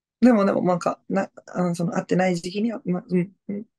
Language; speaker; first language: Japanese; native; Japanese